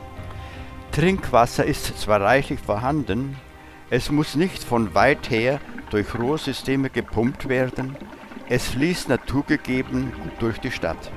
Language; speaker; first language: German; native; German